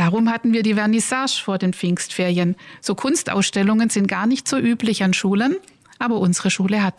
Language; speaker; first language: German; native; German